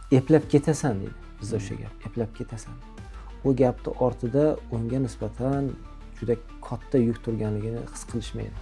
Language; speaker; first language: Uzbek; native; Uzbek